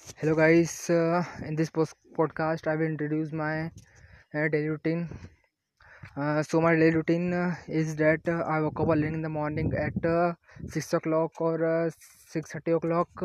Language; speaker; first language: English; non-native, learner; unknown